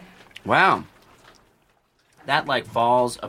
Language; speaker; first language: English; native; English